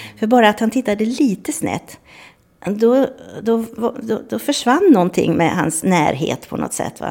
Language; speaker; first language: Swedish; native; Swedish